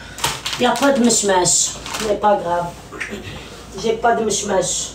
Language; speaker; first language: Arabic; native; Arabic